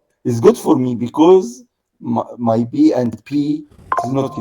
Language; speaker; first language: English; non-native, learner; Arabic